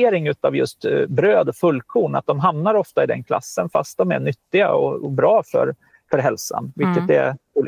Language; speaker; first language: Swedish; native; Swedish